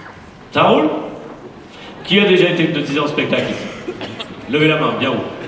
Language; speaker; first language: French; native; French